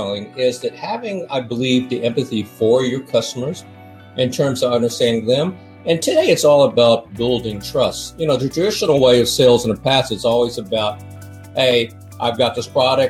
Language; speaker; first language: English; native; English